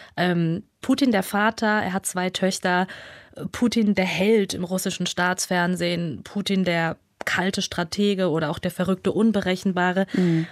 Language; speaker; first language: German; early bilingual, other home language; Russian